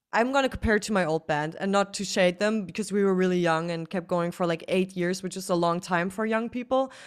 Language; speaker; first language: English; non-native, fluent; German